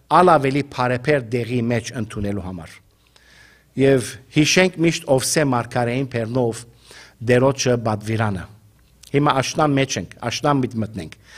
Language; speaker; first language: Armenian; native; Armenian